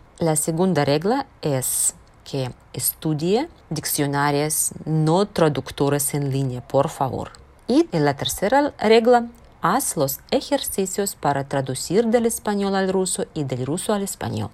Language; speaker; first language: Spanish; non-native, fluent; Russian